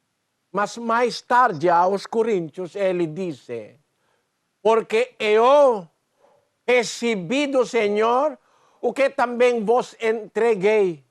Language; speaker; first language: Portuguese; non-native, learner; Filipino